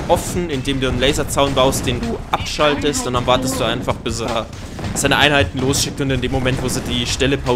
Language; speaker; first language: German; native; German